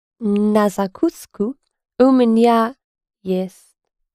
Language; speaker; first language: Russian; non-native, learner; English